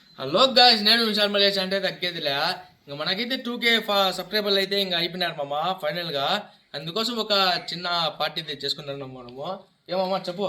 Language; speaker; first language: Telugu; non-native, local second language; Urdu